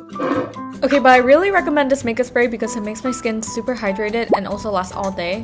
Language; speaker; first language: English; native; English